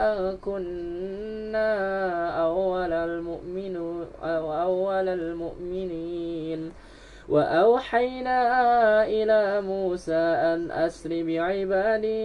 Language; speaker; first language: Arabic; non-native, learner; Indonesian